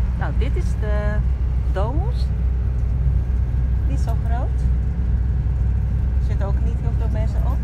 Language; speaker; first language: Dutch; non-native, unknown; Chinese